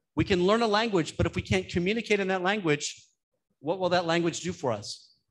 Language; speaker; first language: English; native; English